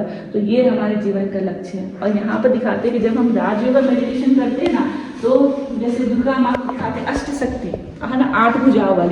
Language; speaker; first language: Hindi; native; Hindi